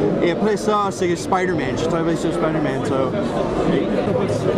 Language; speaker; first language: French; non-native, learner; English